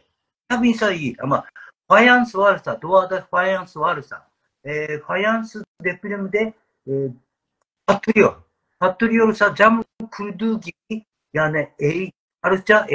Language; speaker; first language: Turkish; non-native, learner; Japanese